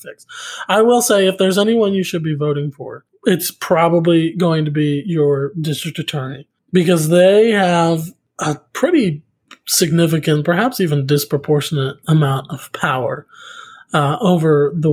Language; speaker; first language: English; native; English